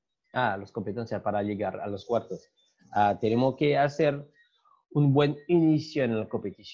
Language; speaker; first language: Spanish; non-native, learner; French